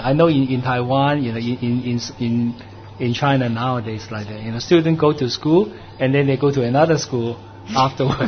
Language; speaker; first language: English; non-native, local second language; Cantonese